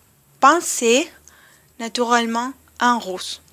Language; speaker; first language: French; non-native, learner; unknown